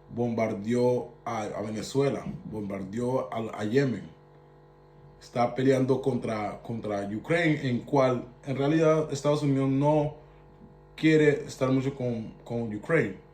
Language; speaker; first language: Spanish; early bilingual, heritage; Spanish